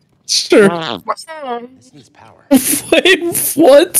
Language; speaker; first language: English; native; English